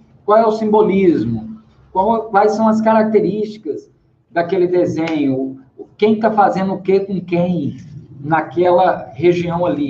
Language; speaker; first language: Portuguese; native; Portuguese